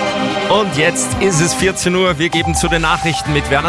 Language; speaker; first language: German; native; German